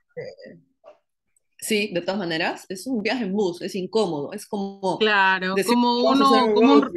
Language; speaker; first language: Spanish; native; Spanish